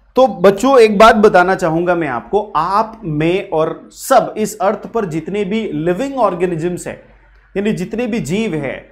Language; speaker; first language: Hindi; native; Hindi